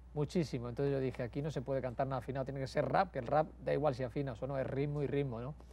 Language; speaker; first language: Spanish; native; Spanish